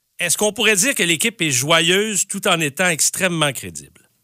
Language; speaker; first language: French; native; French